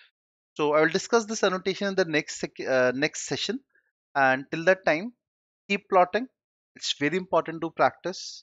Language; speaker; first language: English; non-native, local second language; Hindi